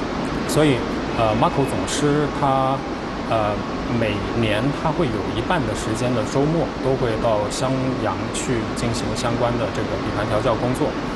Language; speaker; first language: Chinese; native; Chinese